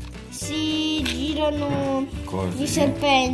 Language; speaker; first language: Italian; early bilingual, other home language; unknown